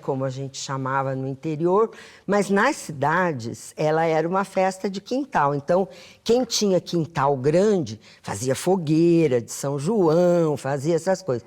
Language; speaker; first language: Portuguese; native; Portuguese